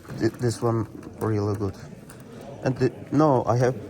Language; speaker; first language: English; non-native, learner; Turkish